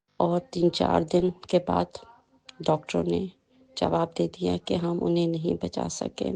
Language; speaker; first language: Hindi; native; Hindi